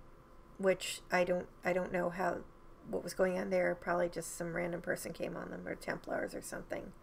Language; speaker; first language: English; native; English